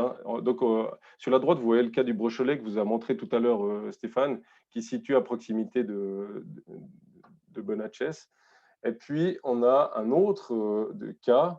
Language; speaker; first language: French; native; French